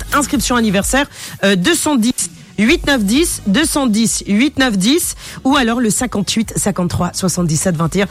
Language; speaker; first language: French; non-native, local second language; Morisyen